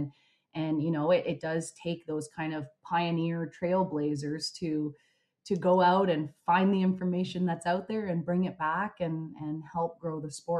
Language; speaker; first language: English; native; English